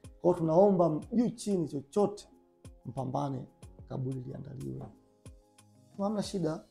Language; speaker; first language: Swahili; native; Swahili